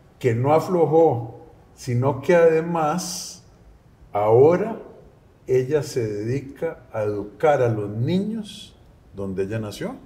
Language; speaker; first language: Spanish; native; Spanish